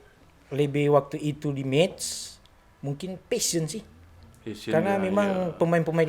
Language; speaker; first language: Indonesian; non-native, local second language; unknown